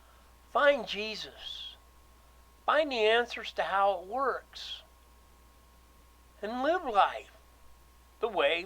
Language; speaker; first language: English; native; English